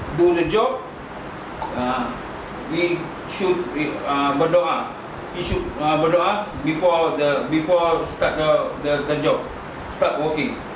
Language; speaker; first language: English; non-native, learner; Malay